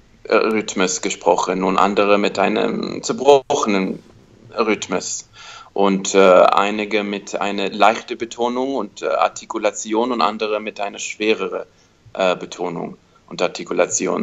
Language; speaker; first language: German; non-native, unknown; English